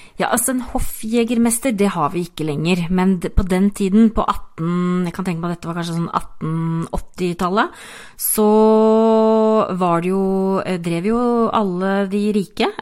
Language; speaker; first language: Norwegian; native; Norwegian